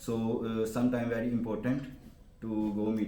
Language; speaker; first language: English; non-native, learner; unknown